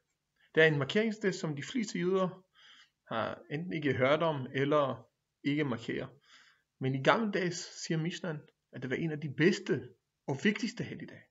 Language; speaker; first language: Danish; non-native, fluent; Hebrew